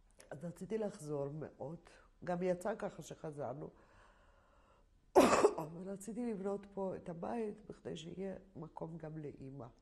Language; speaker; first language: Hebrew; non-native, fluent; Polish